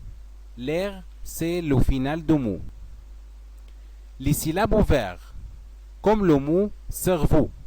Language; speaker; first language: French; non-native, fluent; Arabic